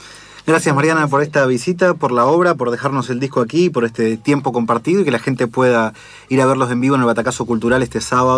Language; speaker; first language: Spanish; native; Spanish